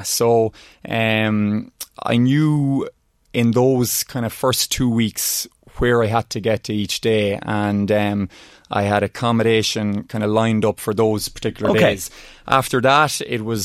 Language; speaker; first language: English; native; English